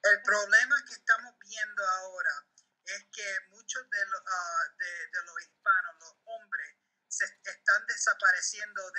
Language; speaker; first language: Spanish; early bilingual, heritage; Spanish